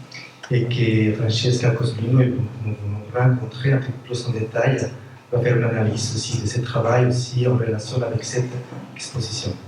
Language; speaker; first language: French; non-native, fluent; Spanish